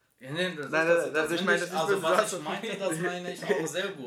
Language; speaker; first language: German; non-native, learner; Arabic